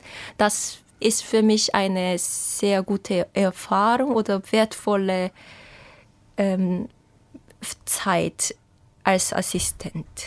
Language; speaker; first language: German; non-native, fluent; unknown